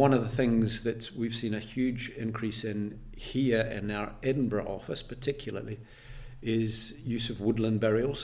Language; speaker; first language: English; native; English